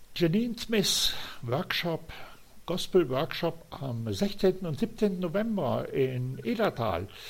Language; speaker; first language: German; native; German